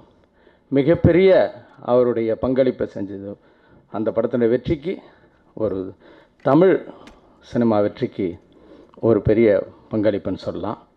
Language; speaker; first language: Tamil; native; Tamil